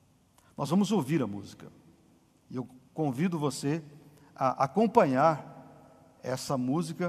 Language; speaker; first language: Portuguese; native; Portuguese